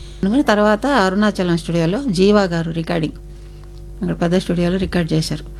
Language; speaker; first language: Telugu; native; Telugu